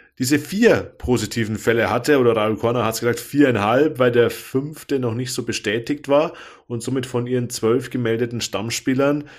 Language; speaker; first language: German; native; German